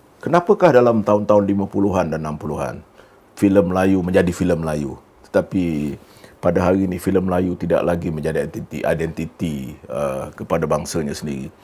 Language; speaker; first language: Malay; native; Malay